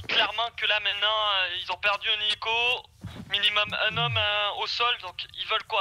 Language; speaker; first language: French; native; French